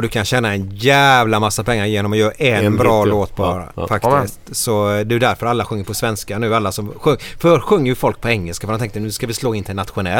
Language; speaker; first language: Swedish; native; Swedish